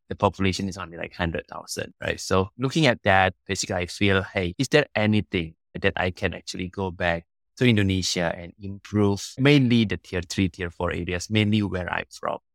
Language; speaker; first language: English; non-native, fluent; Indonesian